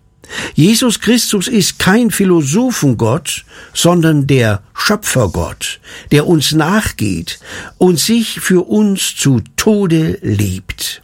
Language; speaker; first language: German; native; German